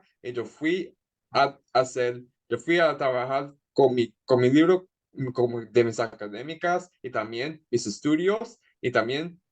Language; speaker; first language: Spanish; early bilingual, heritage; Spanish